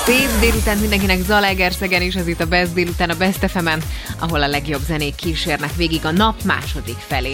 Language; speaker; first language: Hungarian; native; Hungarian